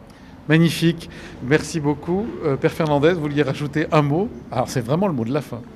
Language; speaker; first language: French; native; French